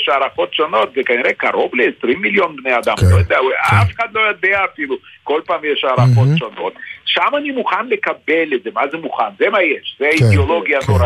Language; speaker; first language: Hebrew; non-native, fluent; Lithuanian